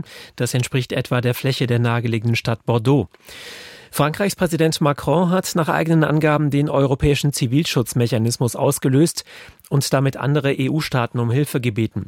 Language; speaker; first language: German; native; German